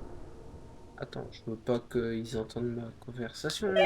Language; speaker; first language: French; native; French